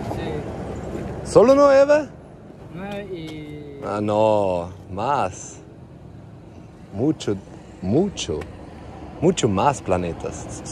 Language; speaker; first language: Spanish; non-native, learner; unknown